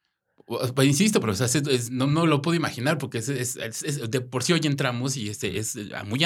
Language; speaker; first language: Spanish; native; Spanish